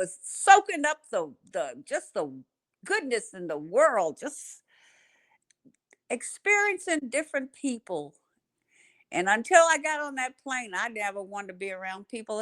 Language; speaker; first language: English; native; English